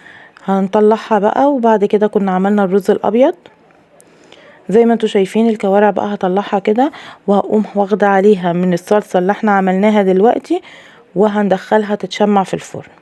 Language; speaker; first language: Arabic; native; Arabic